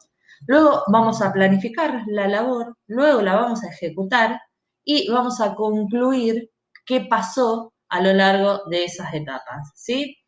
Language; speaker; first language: Spanish; native; Spanish